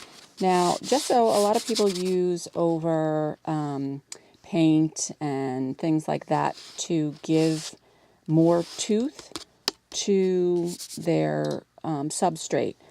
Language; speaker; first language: English; native; English